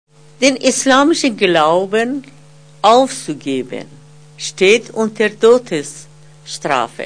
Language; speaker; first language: German; non-native, fluent; Persian